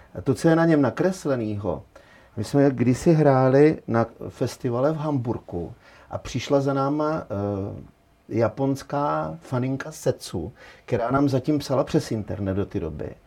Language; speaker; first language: Czech; native; Czech